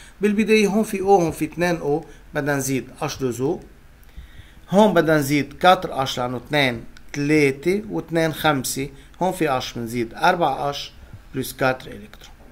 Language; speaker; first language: Arabic; native; Arabic